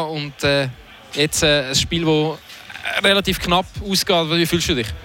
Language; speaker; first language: German; native; German